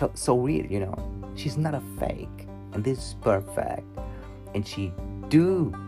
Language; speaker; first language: English; non-native, learner; German